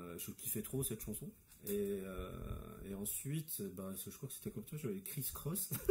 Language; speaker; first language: French; non-native, local second language; Arabic